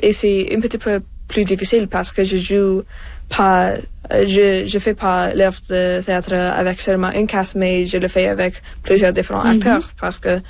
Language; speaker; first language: French; non-native, local second language; English